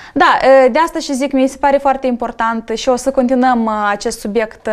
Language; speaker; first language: Romanian; native; Romanian